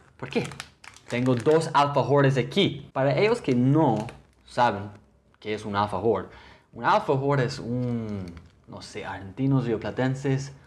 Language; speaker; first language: Spanish; non-native, learner; English